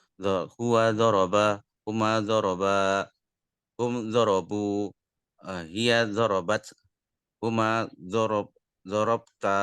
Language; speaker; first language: Arabic; non-native, learner; Indonesian